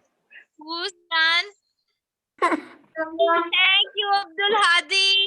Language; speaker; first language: English; non-native, fluent; Urdu